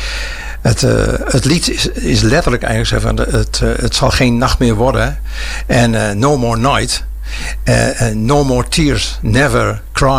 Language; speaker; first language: Dutch; native; Dutch